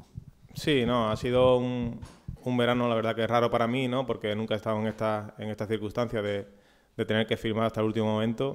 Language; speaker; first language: Spanish; native; Spanish